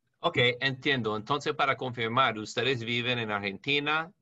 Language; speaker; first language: Spanish; non-native, learner; English